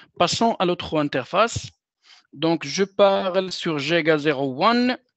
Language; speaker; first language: French; non-native, local second language; Arabic